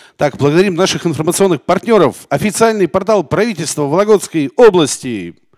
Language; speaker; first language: Russian; native; Russian